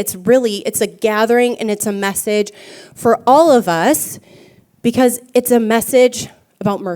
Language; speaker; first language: English; native; English